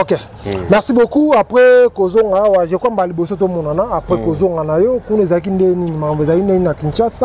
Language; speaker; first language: French; non-native, local second language; Lingala